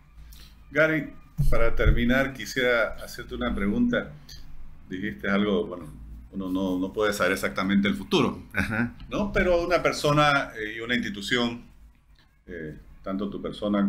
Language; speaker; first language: Spanish; native; Spanish